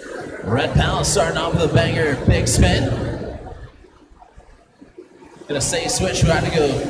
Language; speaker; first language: English; native; English